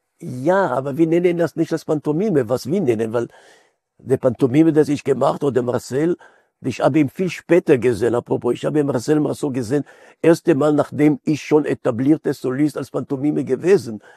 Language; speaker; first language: German; non-native, fluent; Hebrew